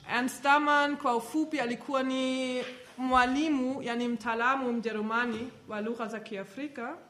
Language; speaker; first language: Swahili; non-native, fluent; German